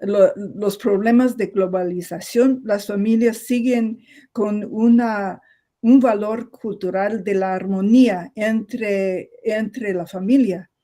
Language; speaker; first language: Spanish; non-native, fluent; English